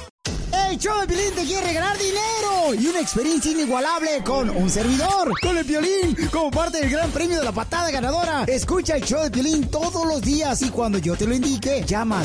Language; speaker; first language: Spanish; native; Spanish